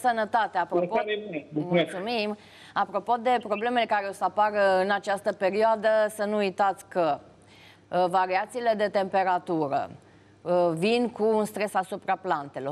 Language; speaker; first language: Romanian; native; Romanian